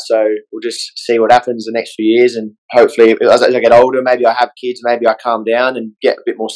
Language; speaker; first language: English; native; English